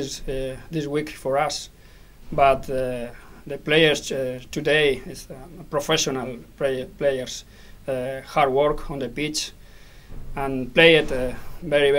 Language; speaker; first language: English; non-native, learner; Spanish